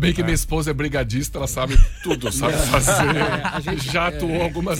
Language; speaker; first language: Portuguese; native; Portuguese